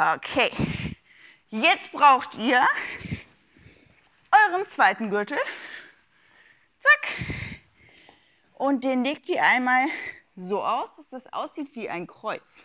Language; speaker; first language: German; native; German